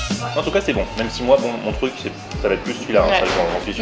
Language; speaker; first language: French; native; French